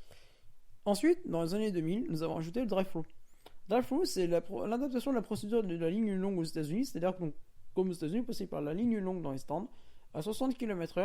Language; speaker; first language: French; native; French